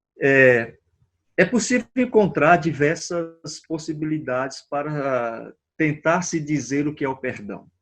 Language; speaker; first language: Portuguese; native; Portuguese